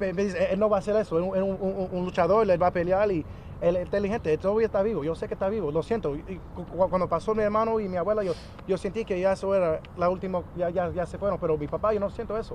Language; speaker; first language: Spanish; early bilingual, other home language; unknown